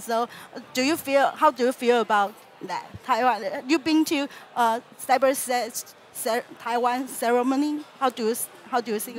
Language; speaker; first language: English; non-native, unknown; Chinese